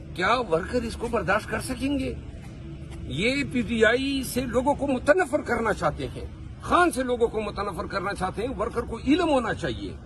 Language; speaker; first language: Urdu; non-native, local second language; Pashto